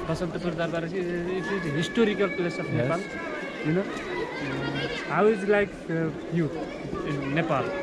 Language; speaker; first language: English; non-native, learner; Nepali